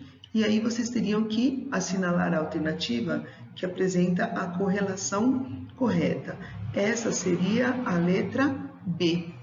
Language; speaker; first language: Portuguese; native; Portuguese